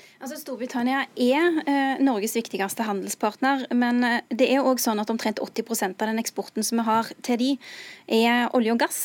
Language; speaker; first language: Norwegian; early bilingual, other home language; Urdu